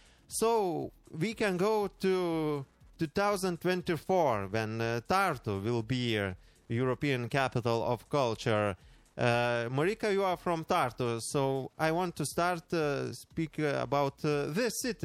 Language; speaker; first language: English; non-native, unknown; Lithuanian